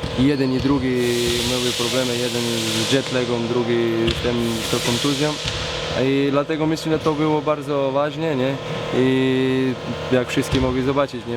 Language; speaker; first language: Polish; non-native, learner; Croatian